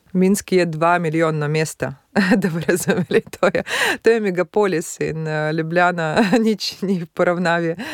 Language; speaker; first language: Slovenian; non-native, fluent; Russian